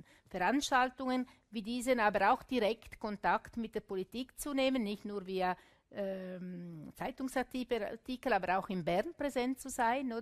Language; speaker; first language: German; non-native, local second language; Italian